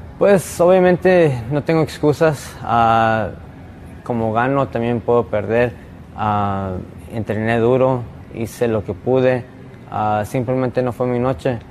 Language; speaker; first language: Spanish; early bilingual, heritage; Spanish